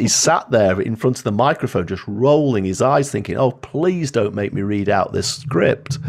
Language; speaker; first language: English; native; English